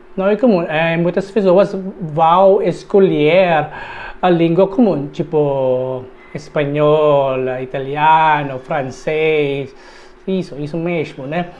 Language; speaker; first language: Portuguese; non-native, learner; Filipino